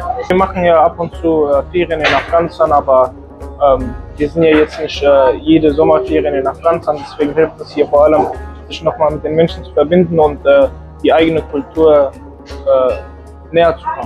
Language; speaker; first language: German; early bilingual, other home language; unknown